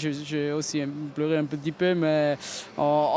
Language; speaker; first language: French; non-native, local second language; German